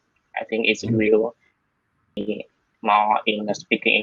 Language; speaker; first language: English; non-native, learner; Vietnamese